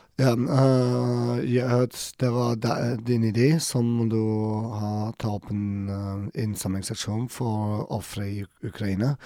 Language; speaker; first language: Norwegian; non-native, learner; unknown